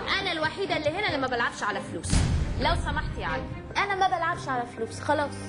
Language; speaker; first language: Arabic; native; Arabic